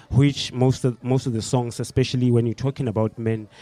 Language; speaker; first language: French; native; French